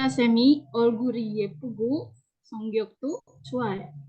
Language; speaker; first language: Korean; non-native, learner; Indonesian